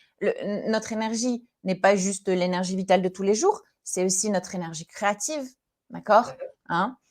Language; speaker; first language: French; native; French